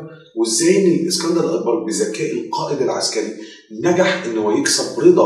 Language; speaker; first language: Arabic; native; Arabic